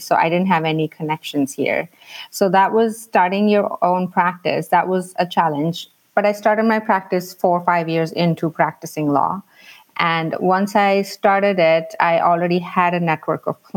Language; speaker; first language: English; non-native, local second language; Punjabi